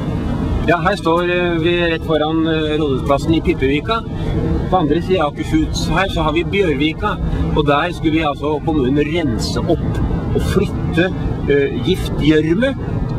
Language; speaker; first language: Norwegian; native; Norwegian